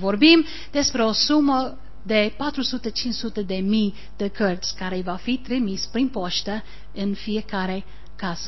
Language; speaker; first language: Romanian; non-native, learner; English